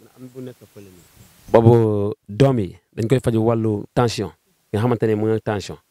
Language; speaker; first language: Wolof; non-native, local second language; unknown